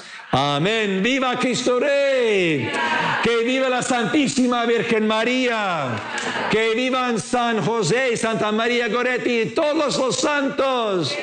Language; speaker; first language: Spanish; non-native, fluent; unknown